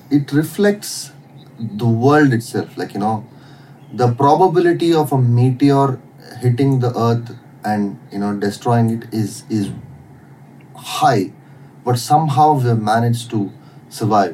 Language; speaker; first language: English; non-native, local second language; Tamil